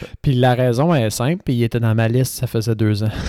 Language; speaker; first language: French; native; French